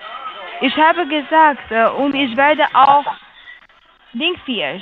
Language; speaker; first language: German; non-native, learner; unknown